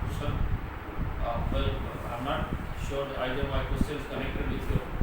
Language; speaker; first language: English; non-native, learner; Hindi